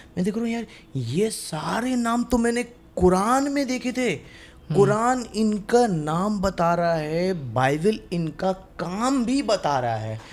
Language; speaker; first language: Hindi; non-native, local second language; Bangla